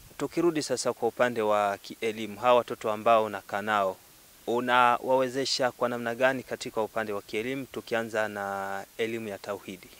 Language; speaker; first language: Swahili; native; Swahili